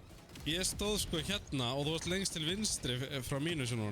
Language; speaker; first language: Icelandic; native; Icelandic